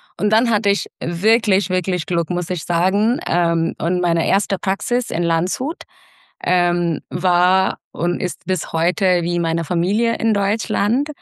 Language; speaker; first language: German; non-native, fluent; Hindi